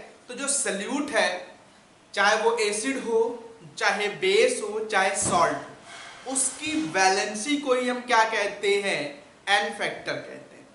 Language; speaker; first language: Hindi; native; Hindi